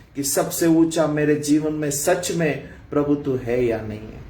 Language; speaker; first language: Hindi; non-native, local second language; Marathi